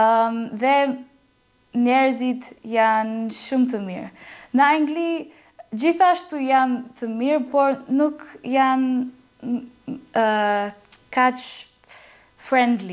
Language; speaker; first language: Albanian; non-native, learner; English